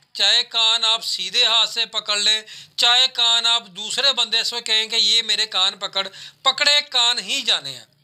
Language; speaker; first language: Urdu; non-native, local second language; Punjabi